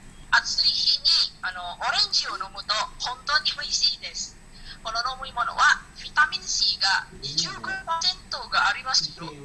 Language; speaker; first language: Japanese; non-native, learner; Indonesian